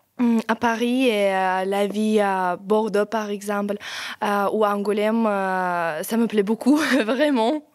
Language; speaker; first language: French; non-native, learner; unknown